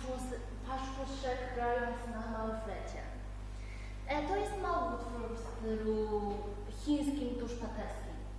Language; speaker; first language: Polish; non-native, learner; Chinese